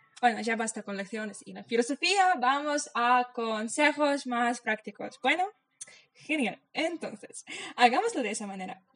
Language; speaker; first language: Spanish; non-native, fluent; Polish